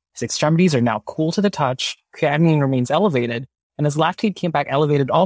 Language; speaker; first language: English; non-native, local second language; Filipino